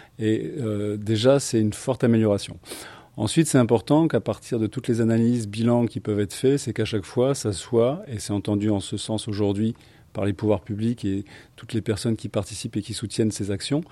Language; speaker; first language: French; native; French